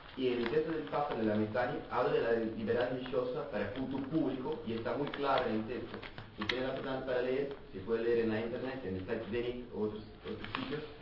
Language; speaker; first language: Spanish; non-native, fluent; Portuguese